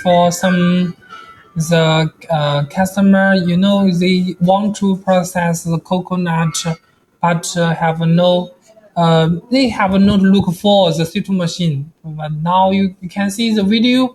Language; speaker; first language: English; non-native, learner; Chinese